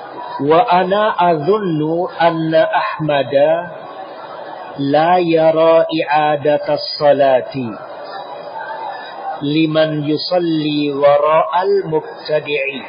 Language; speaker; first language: Arabic; non-native, fluent; Indonesian